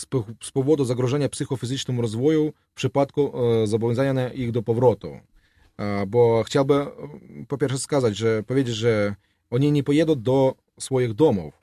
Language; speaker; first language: Polish; non-native, learner; Russian